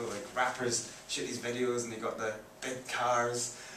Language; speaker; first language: English; native; English